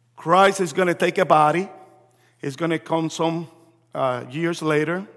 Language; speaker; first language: English; early bilingual, other home language; Spanish